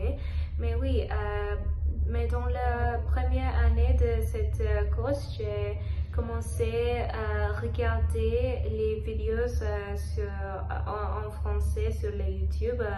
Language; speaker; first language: French; non-native, learner; Telugu